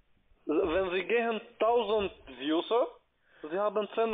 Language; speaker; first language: German; non-native, learner; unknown